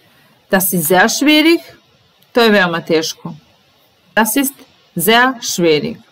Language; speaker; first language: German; non-native, fluent; Serbian